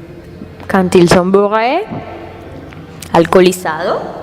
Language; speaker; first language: French; non-native, learner; Spanish